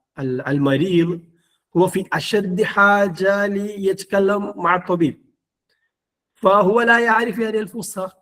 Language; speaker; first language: Arabic; non-native, fluent; Malayalam